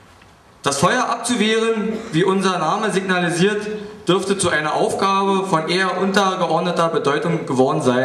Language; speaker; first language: German; native; German